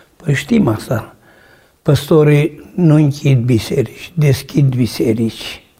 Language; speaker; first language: Romanian; native; Romanian